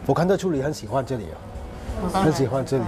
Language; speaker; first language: Chinese; non-native, local second language; Cantonese